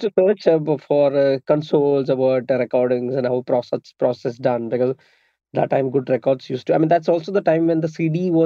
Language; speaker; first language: English; non-native, local second language; Malayalam